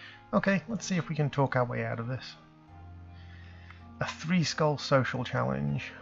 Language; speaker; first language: English; native; English